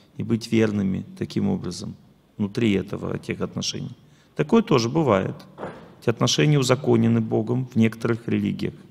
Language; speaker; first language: Russian; native; Russian